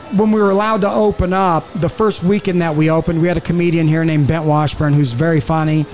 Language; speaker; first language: English; native; English